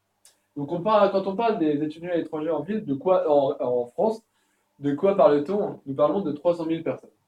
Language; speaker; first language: French; native; French